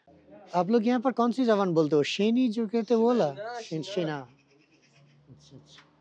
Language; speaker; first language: Hindi; non-native, fluent; Bangla